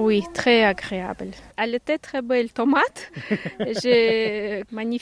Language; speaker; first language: French; non-native, learner; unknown